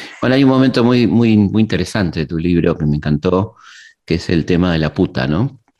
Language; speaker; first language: Spanish; native; Spanish